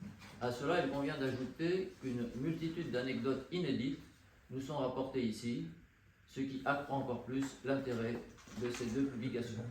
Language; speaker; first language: French; native; French